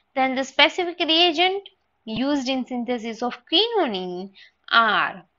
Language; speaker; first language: English; non-native, local second language; Gujarati